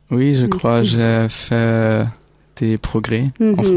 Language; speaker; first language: French; non-native, learner; German